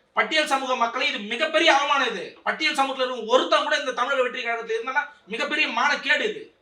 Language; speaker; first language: Tamil; native; Tamil